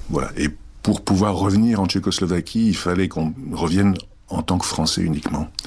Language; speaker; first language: French; early bilingual, other home language; Czech